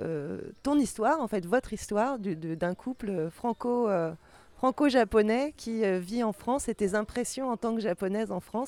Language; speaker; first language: French; native; French